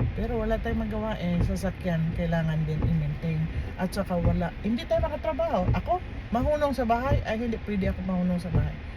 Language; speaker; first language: Filipino; non-native, local second language; Cebuano